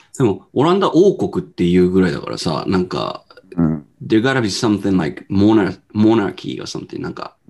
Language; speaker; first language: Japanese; non-native, fluent; English